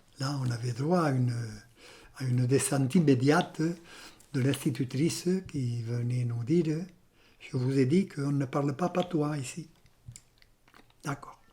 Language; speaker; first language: French; native; French